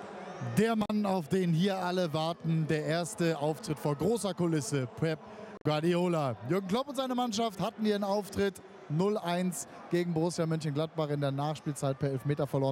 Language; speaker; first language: German; native; German